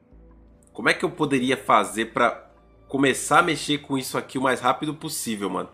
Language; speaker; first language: Portuguese; native; Portuguese